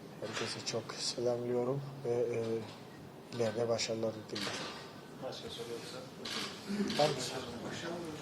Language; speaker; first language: Turkish; non-native, fluent; Georgian